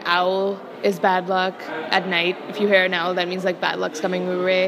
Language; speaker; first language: English; non-native, local second language; Punjabi